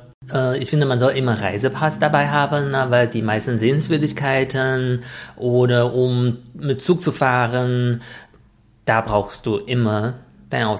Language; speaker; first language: German; non-native, fluent; Chinese